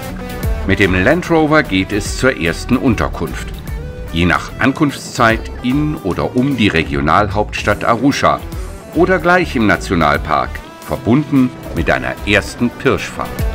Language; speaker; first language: German; native; German